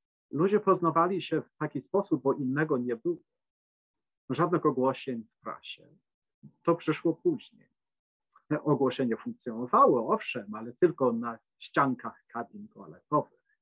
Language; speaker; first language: Polish; non-native, fluent; English